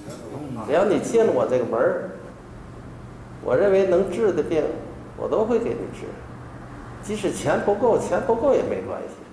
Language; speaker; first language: Chinese; native; Chinese